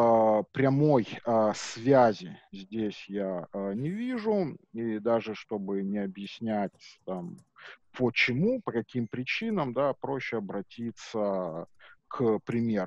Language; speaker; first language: Russian; native; Russian